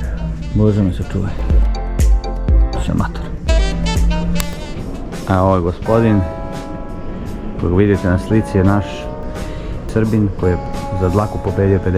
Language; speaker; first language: Serbian; native; Serbian